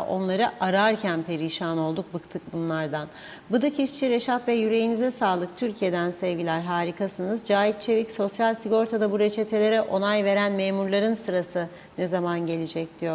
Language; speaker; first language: Turkish; native; Turkish